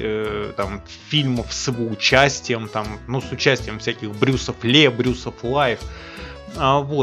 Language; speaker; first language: Russian; native; Russian